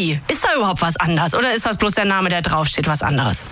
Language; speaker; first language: German; native; German